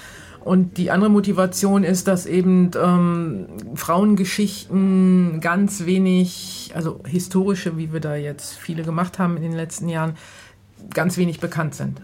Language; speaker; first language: German; native; German